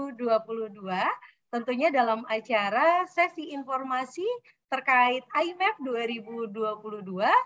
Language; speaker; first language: Indonesian; native; Indonesian